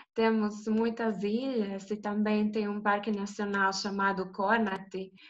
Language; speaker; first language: Portuguese; non-native, fluent; Croatian